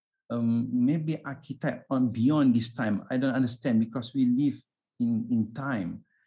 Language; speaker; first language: English; non-native, local second language; Malay